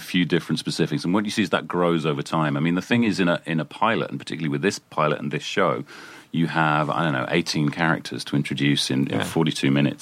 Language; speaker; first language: English; native; English